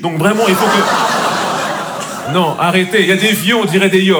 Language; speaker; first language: French; native; French